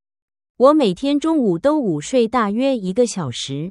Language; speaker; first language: Chinese; non-native, learner; Vietnamese